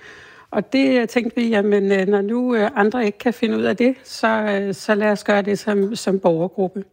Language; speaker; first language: Danish; native; Danish